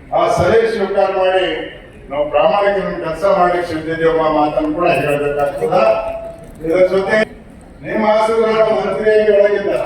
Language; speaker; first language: Kannada; non-native, local second language; Lambadi